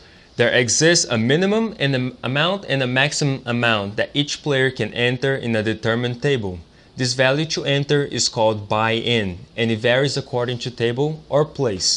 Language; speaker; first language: English; non-native, fluent; Portuguese